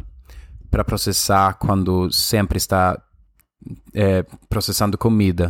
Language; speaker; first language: Portuguese; non-native, fluent; Spanish